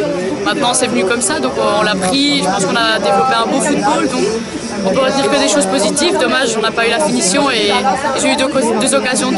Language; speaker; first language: French; native; French